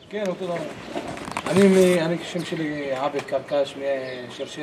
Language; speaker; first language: Hebrew; non-native, local second language; Arabic